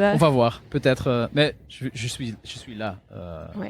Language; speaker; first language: French; non-native, local second language; Dutch